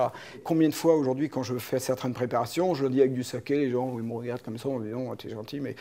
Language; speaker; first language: French; native; French